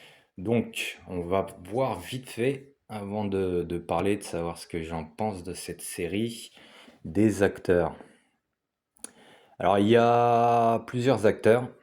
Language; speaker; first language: French; native; French